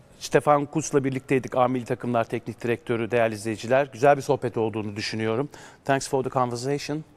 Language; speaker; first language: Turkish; native; Turkish